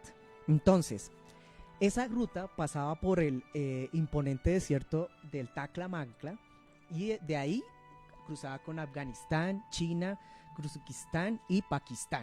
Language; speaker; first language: Spanish; native; Spanish